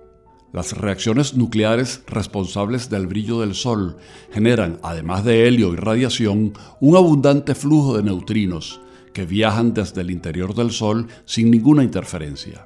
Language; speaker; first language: Spanish; native; Spanish